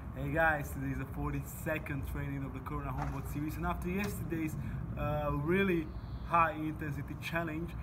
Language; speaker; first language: English; non-native, fluent; Slovak